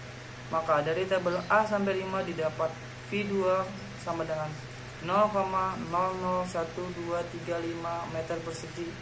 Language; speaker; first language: Indonesian; native; Indonesian